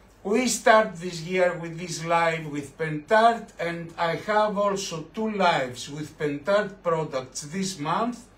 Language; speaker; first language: English; non-native, fluent; Greek